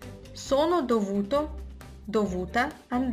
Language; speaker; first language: Italian; non-native, fluent; Russian